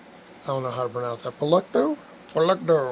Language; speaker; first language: English; native; English